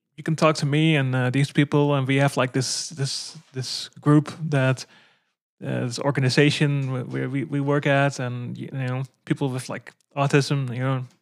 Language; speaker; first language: English; non-native, fluent; Dutch